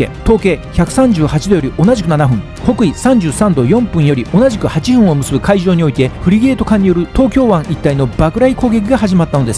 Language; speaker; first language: Japanese; native; Japanese